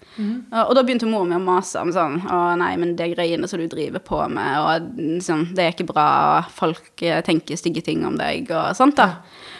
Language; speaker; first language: Norwegian; early bilingual, other home language; Arabic